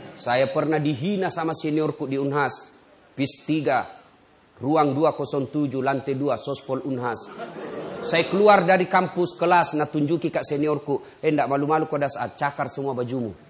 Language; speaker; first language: Indonesian; non-native, local second language; Buginese